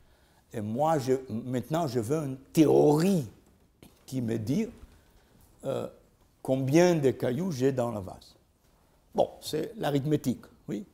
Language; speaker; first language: French; non-native, learner; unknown